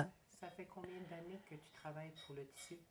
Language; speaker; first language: French; native; French